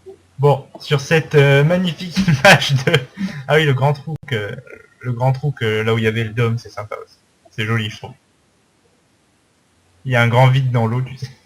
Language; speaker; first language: French; native; French